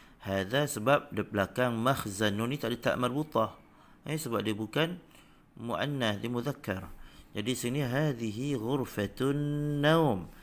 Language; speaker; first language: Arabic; non-native, fluent; Malay